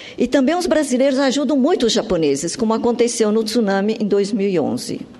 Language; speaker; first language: Portuguese; early bilingual, other home language; Japanese